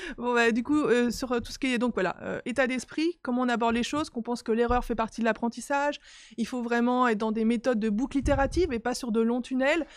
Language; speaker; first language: French; native; French